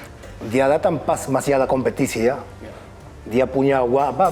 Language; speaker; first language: Indonesian; non-native, fluent; Spanish